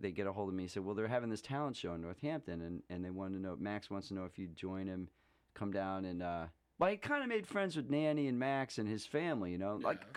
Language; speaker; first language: English; native; English